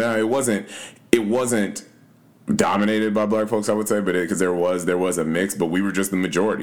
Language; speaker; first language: English; native; English